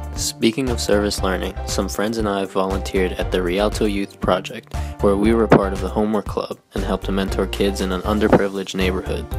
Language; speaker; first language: English; native; English